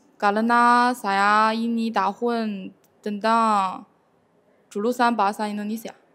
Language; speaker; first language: Indonesian; non-native, learner; Chinese